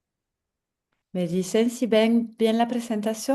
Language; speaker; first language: Spanish; non-native, fluent; French